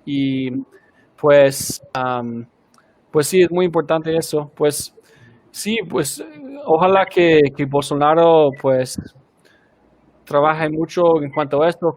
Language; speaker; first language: Spanish; non-native, fluent; English